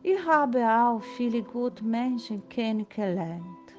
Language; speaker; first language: German; non-native, learner; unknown